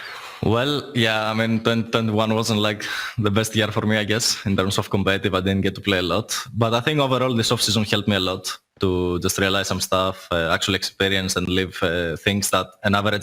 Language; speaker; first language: English; non-native, fluent; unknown